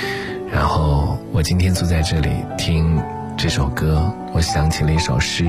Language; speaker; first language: Chinese; native; Chinese